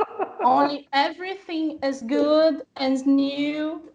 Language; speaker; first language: English; non-native, learner; Portuguese